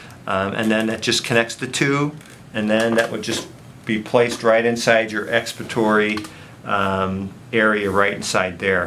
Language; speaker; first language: English; native; English